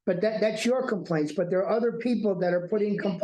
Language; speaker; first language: English; native; English